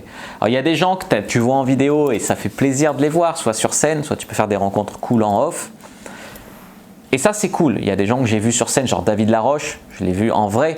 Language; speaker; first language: French; native; French